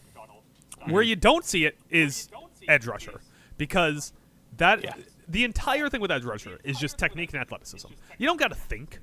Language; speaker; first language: English; native; English